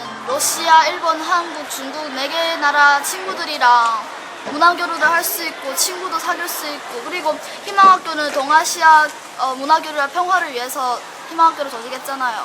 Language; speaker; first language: Korean; early bilingual, heritage; Korean